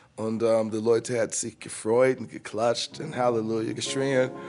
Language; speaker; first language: German; non-native, fluent; English